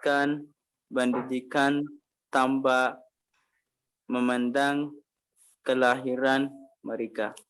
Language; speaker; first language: Indonesian; non-native, learner; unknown